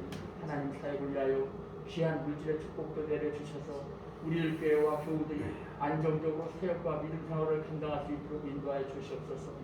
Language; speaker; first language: Korean; native; Korean